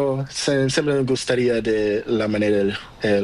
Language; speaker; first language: Spanish; non-native, learner; Portuguese